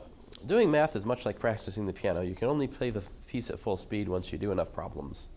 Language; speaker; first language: English; native; English